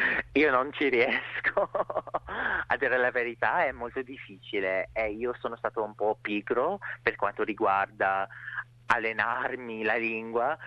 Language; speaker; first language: Italian; non-native, fluent; English